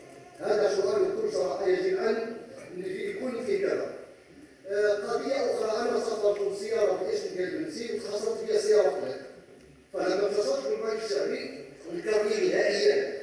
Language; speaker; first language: Arabic; native; Arabic